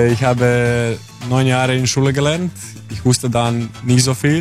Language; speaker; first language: German; non-native, learner; Croatian